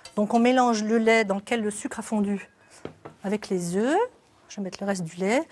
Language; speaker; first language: French; native; French